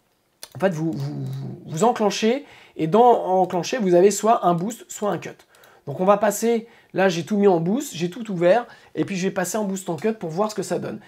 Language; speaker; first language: French; native; French